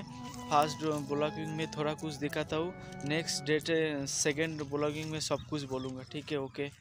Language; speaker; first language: Hindi; non-native, local second language; Bangla